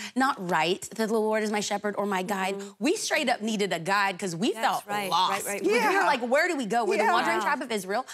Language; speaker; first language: English; native; English